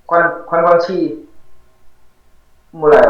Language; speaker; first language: Korean; non-native, learner; Vietnamese